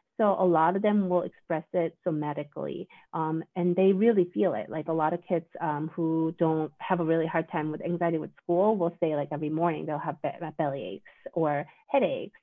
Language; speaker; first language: English; non-native, fluent; Korean